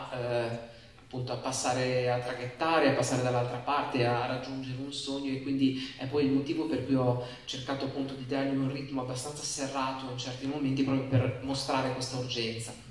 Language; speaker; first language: Italian; native; Italian